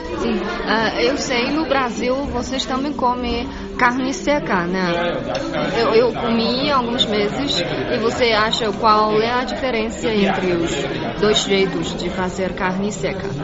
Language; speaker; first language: Portuguese; non-native, learner; Chinese